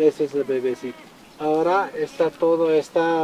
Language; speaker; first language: Spanish; non-native, local second language; Quechua